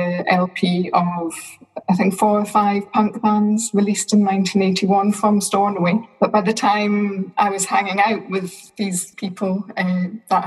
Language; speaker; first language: English; native; English